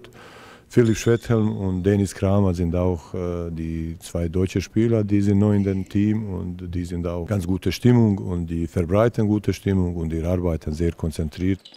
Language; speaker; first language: German; non-native, fluent; Serbian